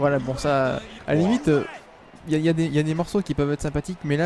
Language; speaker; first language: French; native; French